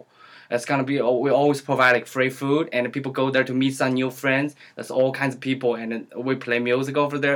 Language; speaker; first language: English; non-native, learner; Chinese